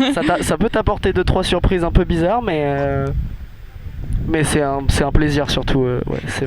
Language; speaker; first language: French; native; French